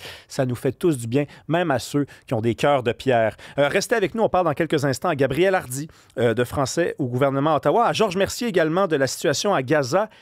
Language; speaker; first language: French; native; French